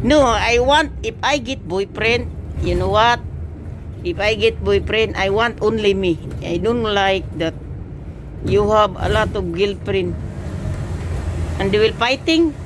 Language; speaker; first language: English; non-native, learner; Cebuano